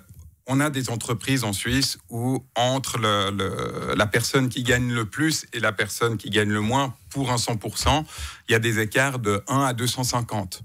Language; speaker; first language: French; native; French